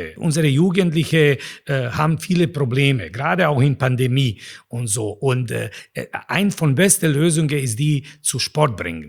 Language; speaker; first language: German; non-native, fluent; Bosnian